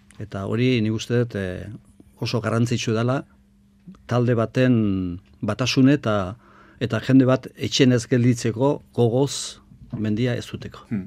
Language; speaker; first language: Basque; native; Basque